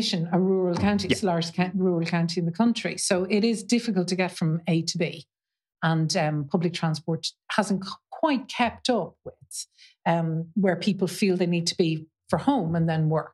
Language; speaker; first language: English; native; English